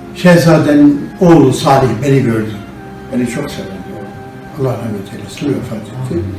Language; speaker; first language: Turkish; non-native, local second language; Arabic